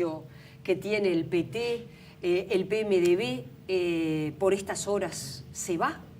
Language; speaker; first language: Spanish; native; Spanish